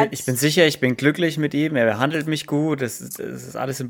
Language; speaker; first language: German; native; German